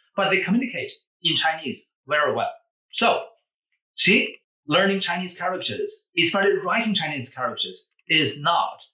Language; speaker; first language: English; non-native, fluent; Chinese